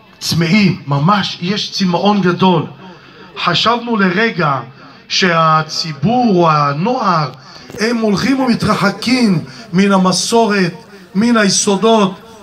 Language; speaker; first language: Hebrew; early bilingual, other home language; Arabic